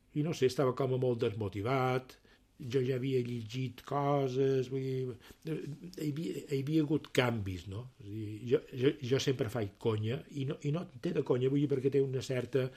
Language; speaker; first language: Catalan; native; Catalan